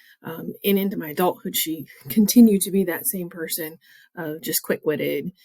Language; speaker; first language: English; native; English